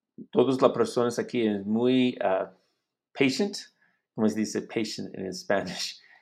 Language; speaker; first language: Spanish; non-native, learner; English